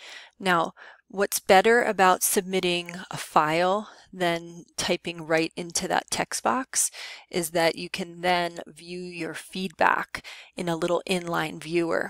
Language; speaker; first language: English; native; English